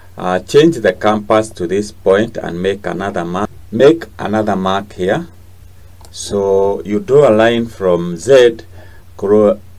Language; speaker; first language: English; non-native, local second language; Swahili